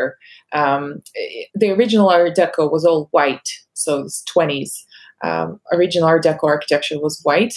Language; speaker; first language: English; non-native, fluent; Russian